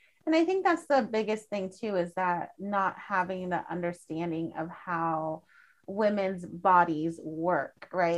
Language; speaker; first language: English; early bilingual, other home language; Spanish